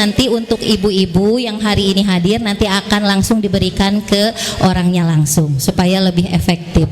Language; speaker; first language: Indonesian; native; Indonesian